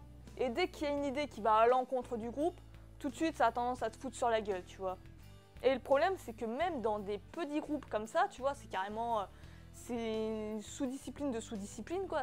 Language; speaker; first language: French; native; French